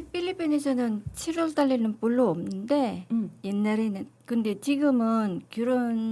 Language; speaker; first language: Korean; non-native, learner; Filipino